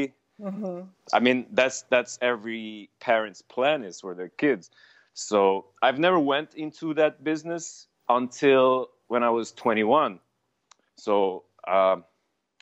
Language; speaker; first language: English; non-native, fluent; Armenian